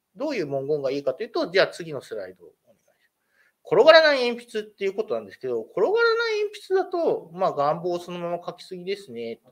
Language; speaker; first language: Japanese; native; Japanese